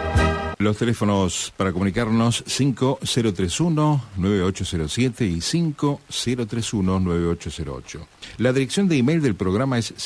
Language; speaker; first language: Spanish; native; Spanish